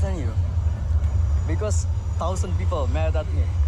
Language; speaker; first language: English; non-native, learner; Indonesian